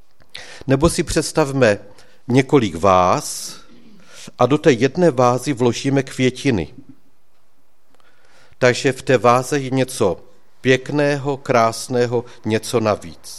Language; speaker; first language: Czech; native; Czech